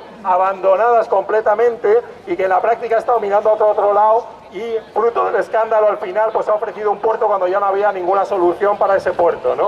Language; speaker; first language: Spanish; native; Spanish